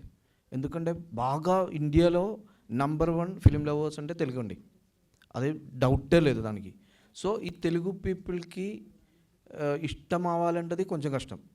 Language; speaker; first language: Telugu; non-native, learner; Malayalam